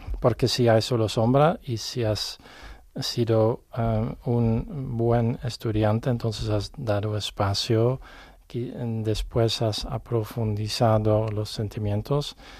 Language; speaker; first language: Spanish; non-native, fluent; Dutch